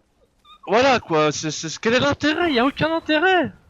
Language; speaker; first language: French; native; French